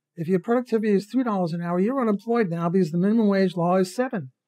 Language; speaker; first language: English; native; English